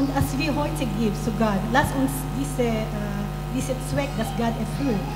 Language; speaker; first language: German; non-native, learner; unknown